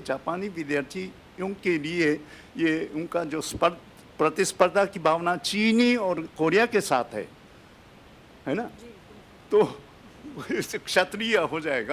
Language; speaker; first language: Hindi; non-native, fluent; Japanese